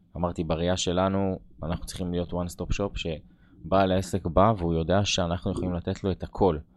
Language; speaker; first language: Hebrew; native; Hebrew